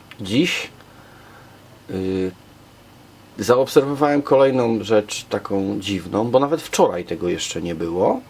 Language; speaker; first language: Polish; native; Polish